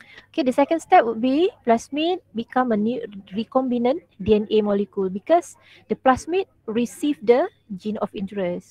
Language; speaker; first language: English; non-native, local second language; Malay